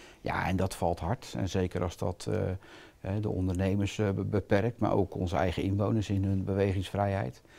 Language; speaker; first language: Dutch; native; Dutch